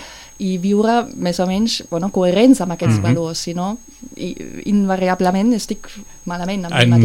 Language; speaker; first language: Catalan; non-native, fluent; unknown